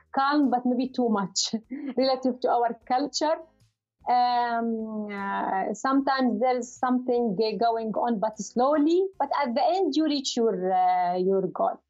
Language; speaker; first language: English; non-native, learner; Arabic